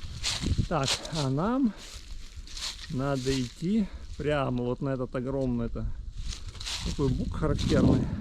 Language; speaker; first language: Russian; native; Russian